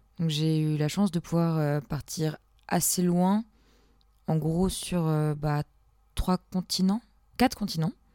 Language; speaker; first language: French; native; French